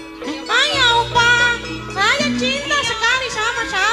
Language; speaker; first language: Indonesian; non-native, local second language; Javanese